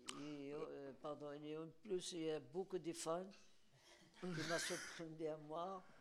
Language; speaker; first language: French; non-native, learner; Spanish